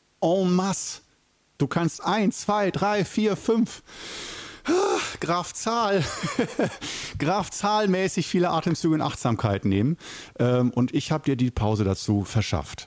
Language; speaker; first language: German; native; German